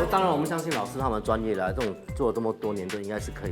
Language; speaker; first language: Chinese; native; Chinese